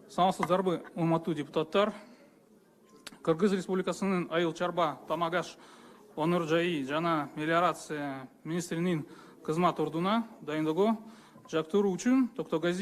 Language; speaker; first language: Kyrgyz; non-native, local second language; Russian